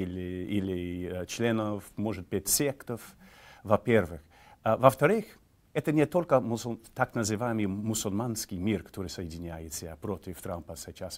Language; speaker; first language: Russian; non-native, fluent; English